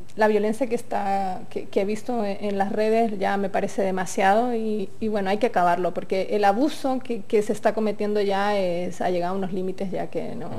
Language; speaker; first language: Spanish; native; Spanish